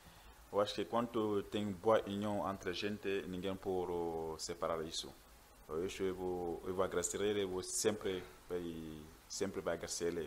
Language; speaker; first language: Portuguese; non-native, learner; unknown